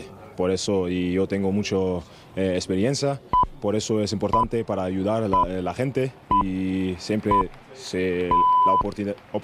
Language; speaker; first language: Spanish; non-native, learner; German